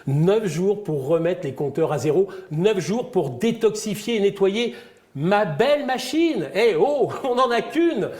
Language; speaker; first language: French; native; French